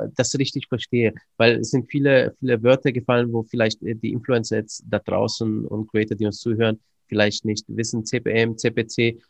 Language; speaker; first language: German; early bilingual, other home language; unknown